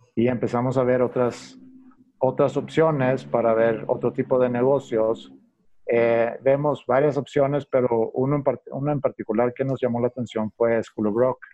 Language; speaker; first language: Spanish; non-native, fluent; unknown